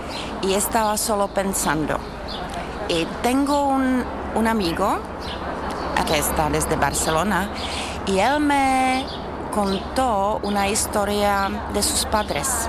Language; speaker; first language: Spanish; non-native, fluent; Czech